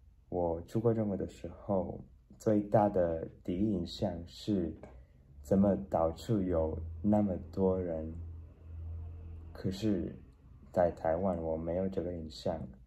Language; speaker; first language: Chinese; non-native, learner; Spanish